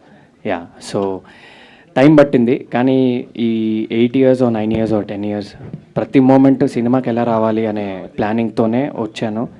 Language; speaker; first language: Telugu; native; Telugu